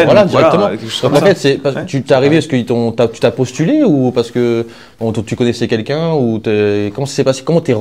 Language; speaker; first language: French; native; French